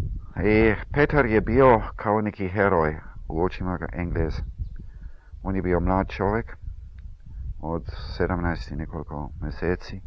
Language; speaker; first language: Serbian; early bilingual, heritage; Serbian